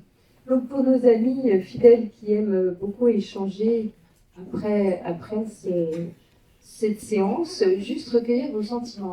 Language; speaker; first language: French; native; French